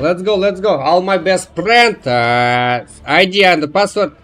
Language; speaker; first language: English; non-native, learner; Kazakh